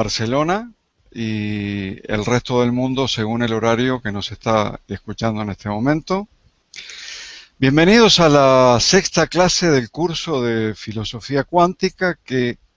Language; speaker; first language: Spanish; native; Spanish